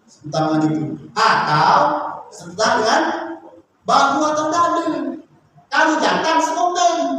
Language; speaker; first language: Indonesian; native; Indonesian